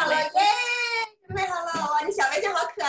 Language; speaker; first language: Chinese; native; Chinese